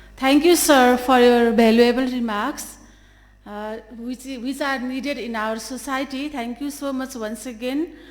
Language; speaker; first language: English; non-native, local second language; Nepali